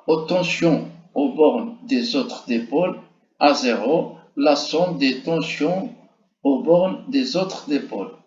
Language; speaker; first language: French; non-native, local second language; Arabic